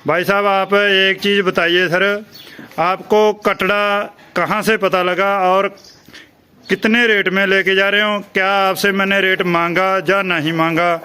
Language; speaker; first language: Hindi; non-native, local second language; Punjabi